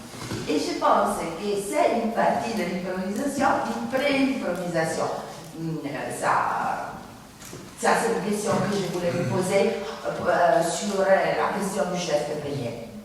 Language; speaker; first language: French; non-native, fluent; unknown